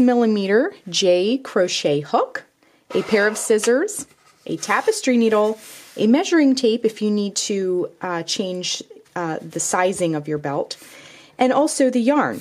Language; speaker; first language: English; native; English